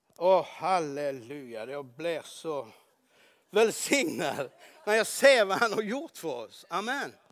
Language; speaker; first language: Swedish; native; Swedish